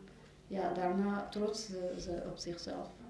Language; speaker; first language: Dutch; non-native, learner; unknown